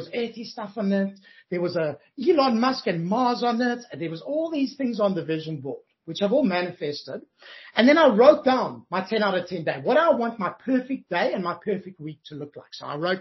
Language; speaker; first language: English; native; English